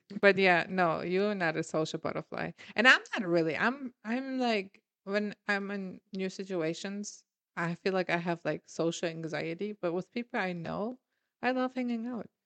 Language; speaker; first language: English; non-native, fluent; German